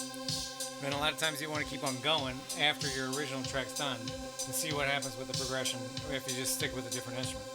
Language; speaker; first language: English; native; English